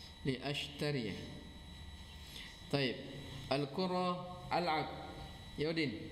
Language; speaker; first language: Arabic; non-native, fluent; Indonesian